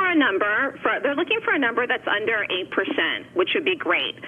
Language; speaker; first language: English; native; English